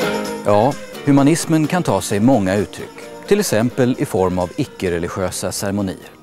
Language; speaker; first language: Swedish; native; Swedish